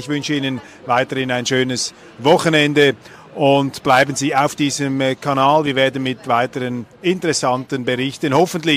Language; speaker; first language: German; native; German